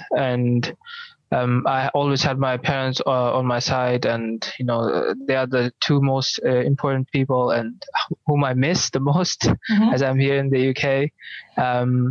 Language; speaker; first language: English; non-native, local second language; Bangla